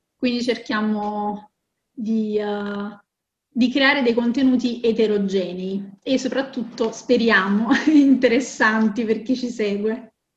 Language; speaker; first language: Italian; native; Italian